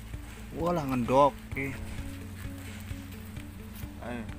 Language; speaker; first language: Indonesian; non-native, local second language; Javanese